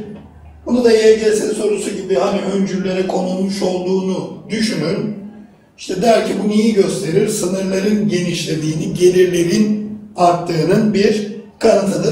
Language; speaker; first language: Turkish; native; Turkish